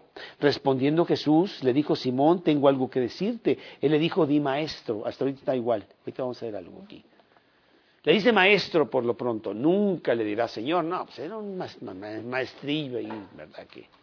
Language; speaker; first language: Spanish; native; Spanish